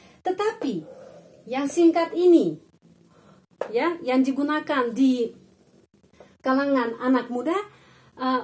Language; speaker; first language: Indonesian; non-native, fluent; Russian